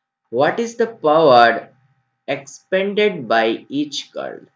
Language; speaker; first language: English; non-native, local second language; Sylheti